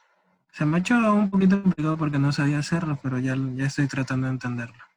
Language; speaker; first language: Spanish; native; Spanish